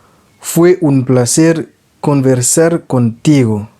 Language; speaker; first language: Spanish; non-native, learner; Haitian Creole